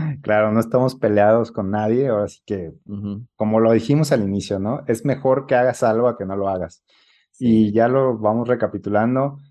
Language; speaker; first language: Spanish; native; Spanish